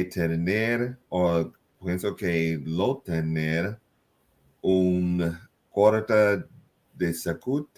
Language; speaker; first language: Spanish; non-native, learner; English